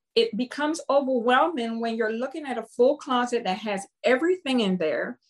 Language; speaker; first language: English; non-native, fluent; Spanish